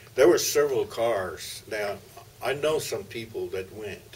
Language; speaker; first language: English; early bilingual, other home language; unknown